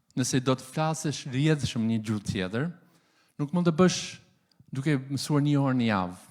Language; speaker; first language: Albanian; non-native, fluent; English